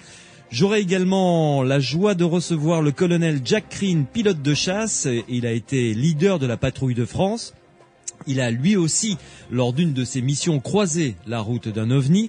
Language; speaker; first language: French; native; French